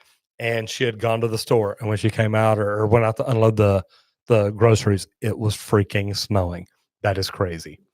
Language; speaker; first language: English; native; English